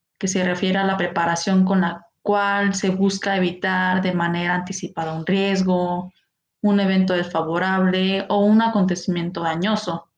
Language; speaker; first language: Spanish; native; Spanish